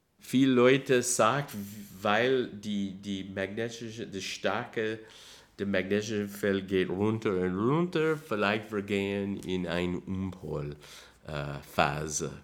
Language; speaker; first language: German; non-native, learner; English